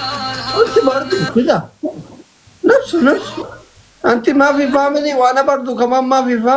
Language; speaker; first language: Arabic; non-native, learner; Oromo